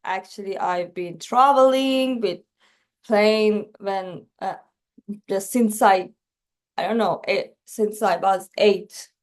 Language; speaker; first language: English; non-native, learner; Persian